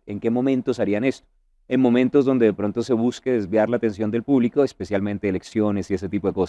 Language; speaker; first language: Spanish; native; Spanish